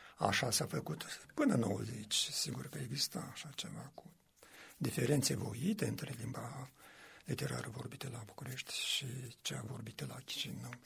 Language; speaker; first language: Romanian; native; Romanian